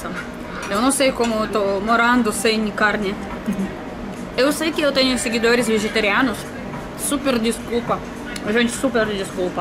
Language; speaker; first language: Portuguese; non-native, learner; Russian